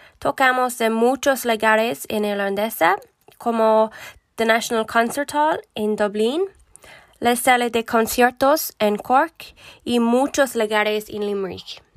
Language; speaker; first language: Spanish; non-native, learner; English